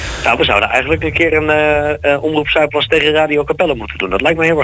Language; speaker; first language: Dutch; native; Dutch